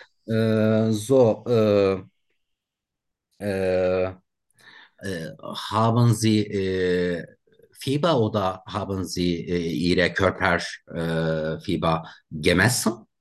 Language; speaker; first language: German; non-native, learner; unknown